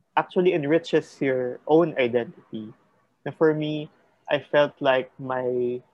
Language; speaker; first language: English; non-native, local second language; Filipino